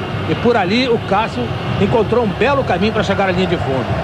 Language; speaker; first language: Portuguese; native; Portuguese